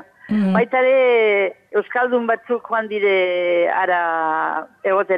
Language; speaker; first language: Basque; non-native, fluent; Catalan